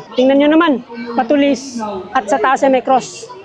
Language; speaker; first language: Filipino; native; Filipino